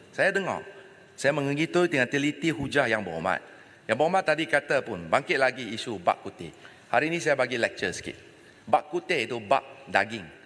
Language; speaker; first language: Malay; non-native, local second language; Chinese